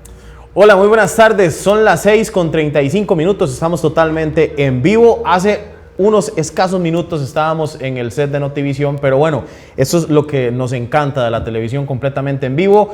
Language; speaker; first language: Spanish; native; Spanish